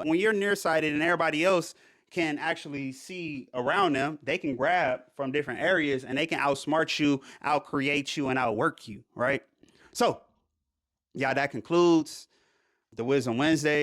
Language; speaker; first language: English; native; English